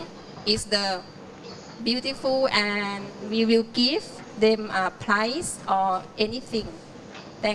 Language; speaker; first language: English; non-native, learner; Thai